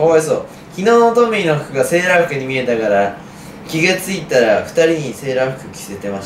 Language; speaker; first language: Japanese; native; Japanese